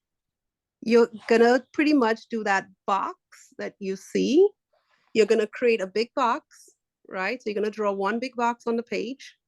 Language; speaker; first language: English; native; English